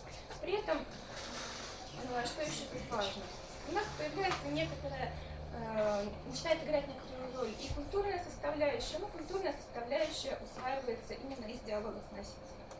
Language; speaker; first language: Russian; native; Russian